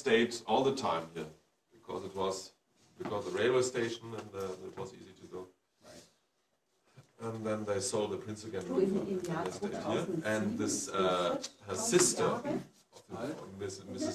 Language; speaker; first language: English; non-native, fluent; German